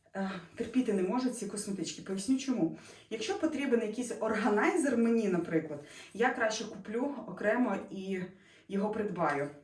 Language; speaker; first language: Ukrainian; non-native, local second language; Russian